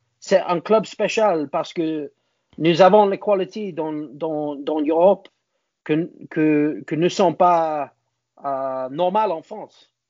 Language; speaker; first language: French; non-native, learner; English